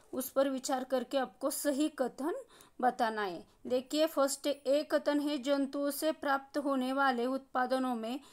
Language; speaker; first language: Hindi; non-native, local second language; Marathi